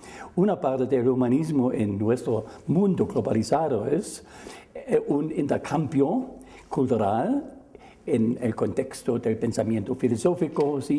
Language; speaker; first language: Spanish; non-native, fluent; German